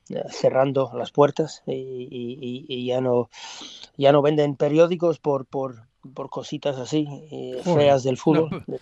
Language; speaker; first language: Spanish; non-native, fluent; English